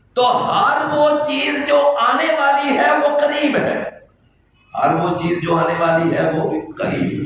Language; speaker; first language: Urdu; non-native, local second language; Punjabi